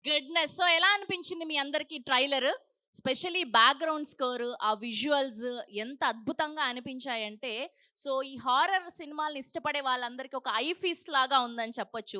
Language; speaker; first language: Telugu; native; Telugu